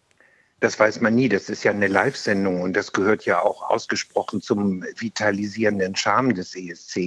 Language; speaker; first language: German; native; German